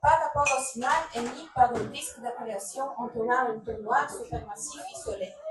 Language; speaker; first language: French; non-native, learner; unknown